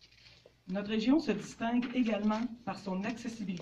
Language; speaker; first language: French; native; French